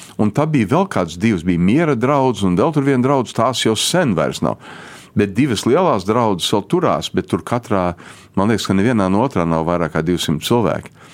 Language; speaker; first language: Latvian; early bilingual, heritage; Latvian